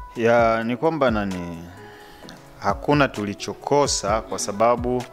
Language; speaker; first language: Swahili; native; Swahili